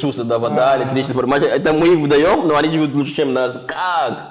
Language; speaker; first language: Russian; non-native, fluent; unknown